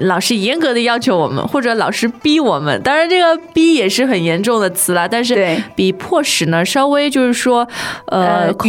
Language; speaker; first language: Chinese; native; Chinese